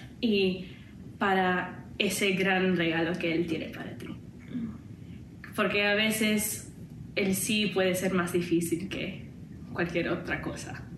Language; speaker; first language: Spanish; non-native, learner; English